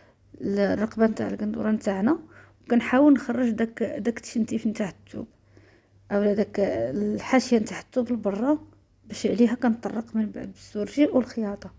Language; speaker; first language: Arabic; native; Arabic